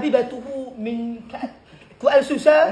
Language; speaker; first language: Arabic; non-native, learner; Malay